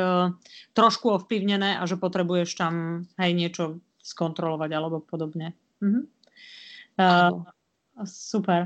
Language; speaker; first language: Slovak; native; Slovak